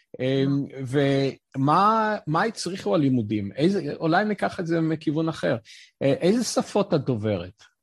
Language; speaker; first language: Hebrew; native; Hebrew